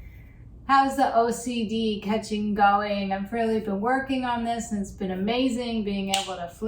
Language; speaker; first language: English; native; English